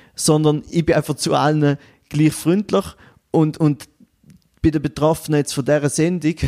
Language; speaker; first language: German; native; German